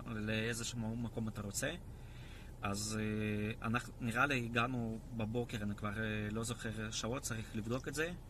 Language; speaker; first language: Hebrew; non-native, fluent; Russian